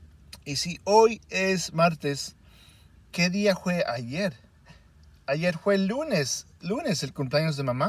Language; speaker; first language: Spanish; early bilingual, heritage; Spanish